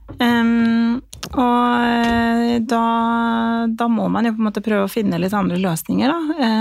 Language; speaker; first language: Norwegian; early bilingual, other home language; Albanian